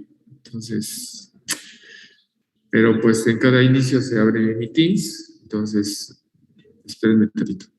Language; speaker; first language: Spanish; native; Spanish